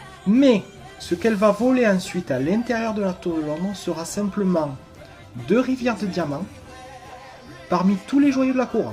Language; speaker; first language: French; native; French